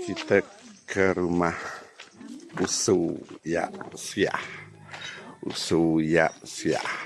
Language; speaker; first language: Malay; native; Malay